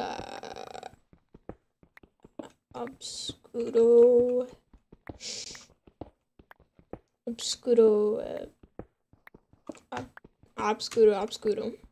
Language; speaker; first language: Spanish; non-native, learner; English